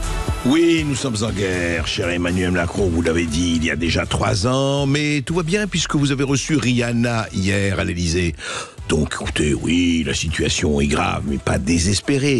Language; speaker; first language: French; native; French